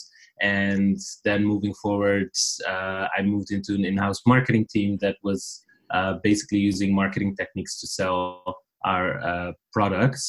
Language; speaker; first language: English; non-native, fluent; Riffian